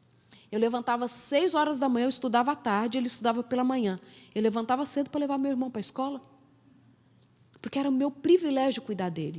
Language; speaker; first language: Portuguese; native; Portuguese